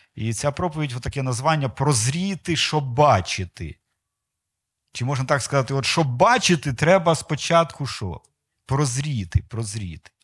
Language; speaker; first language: Ukrainian; non-native, local second language; Russian